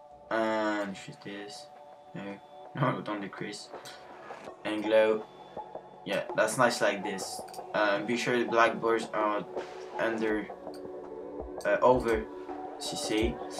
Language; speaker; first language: English; non-native, fluent; French